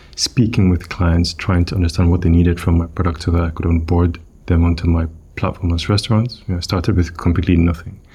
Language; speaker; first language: English; non-native, local second language; Yoruba